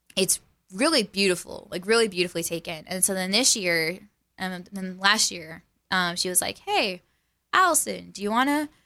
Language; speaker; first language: English; native; English